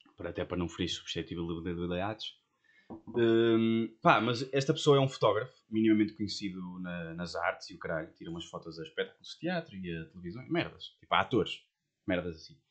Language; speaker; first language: Portuguese; native; Portuguese